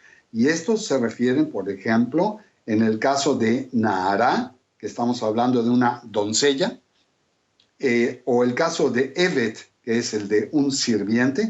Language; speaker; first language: Spanish; native; Spanish